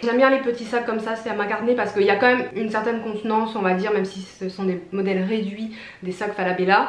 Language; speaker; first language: French; native; French